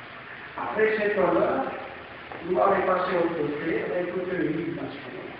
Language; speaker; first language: French; non-native, fluent; Serbian